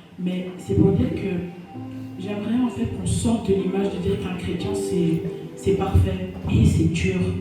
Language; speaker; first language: French; native; French